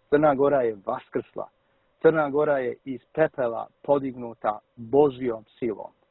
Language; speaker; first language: Serbian; early bilingual, heritage; Serbian